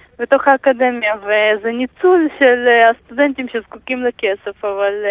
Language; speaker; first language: Hebrew; early bilingual, other home language; Russian